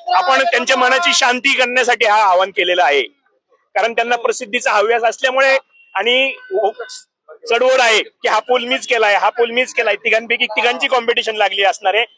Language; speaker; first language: Marathi; native; Marathi